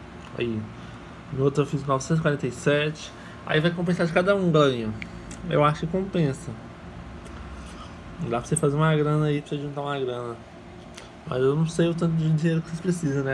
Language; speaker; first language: Portuguese; native; Portuguese